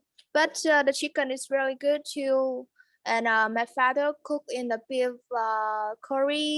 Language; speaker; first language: English; non-native, learner; Vietnamese